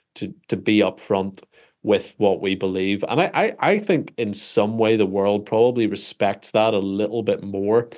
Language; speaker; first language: English; native; English